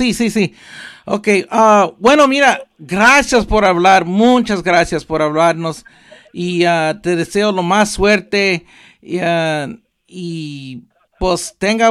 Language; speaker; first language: Spanish; early bilingual, heritage; Spanish